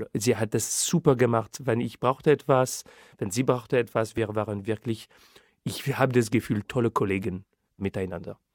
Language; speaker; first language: German; non-native, fluent; French